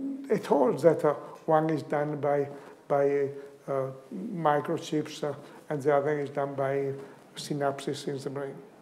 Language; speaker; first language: English; non-native, fluent; Italian